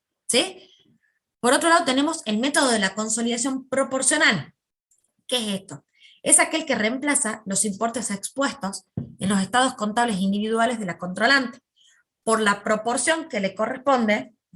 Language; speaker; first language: Spanish; native; Spanish